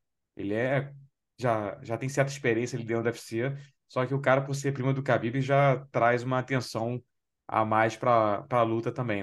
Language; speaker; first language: Portuguese; native; Portuguese